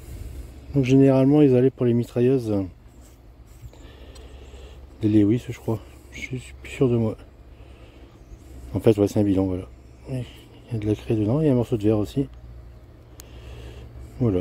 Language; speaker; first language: French; native; French